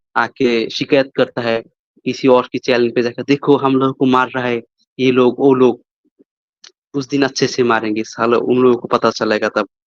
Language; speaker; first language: Hindi; non-native, fluent; Bangla